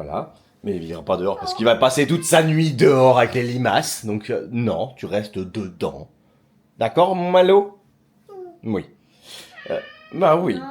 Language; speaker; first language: French; native; French